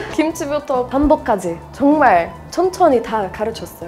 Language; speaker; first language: Korean; non-native, learner; English